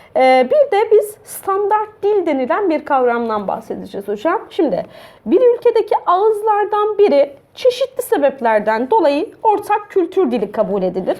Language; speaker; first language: Turkish; native; Turkish